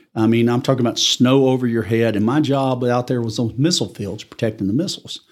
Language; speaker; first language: English; native; English